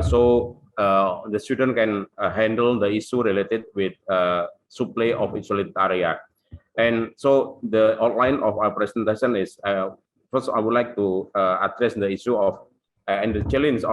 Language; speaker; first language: English; non-native, local second language; Indonesian